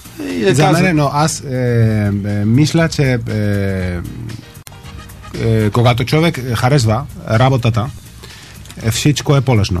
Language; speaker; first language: Bulgarian; non-native, learner; Spanish